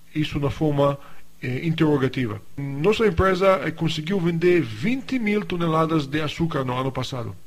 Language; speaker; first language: Portuguese; non-native, fluent; English